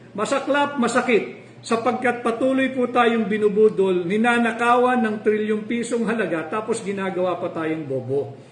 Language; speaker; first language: Filipino; native; Filipino